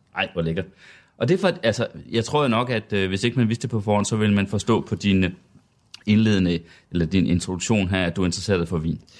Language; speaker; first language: Danish; native; Danish